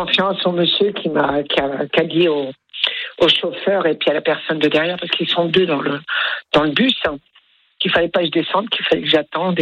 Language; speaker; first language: French; native; French